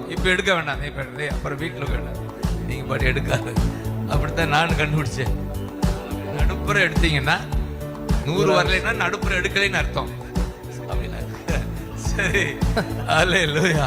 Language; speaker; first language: Tamil; native; Tamil